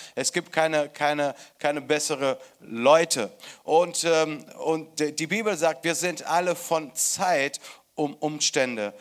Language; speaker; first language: German; non-native, fluent; Italian